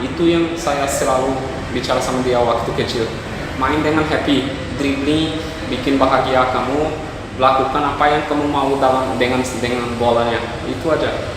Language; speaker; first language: Indonesian; non-native, fluent; Portuguese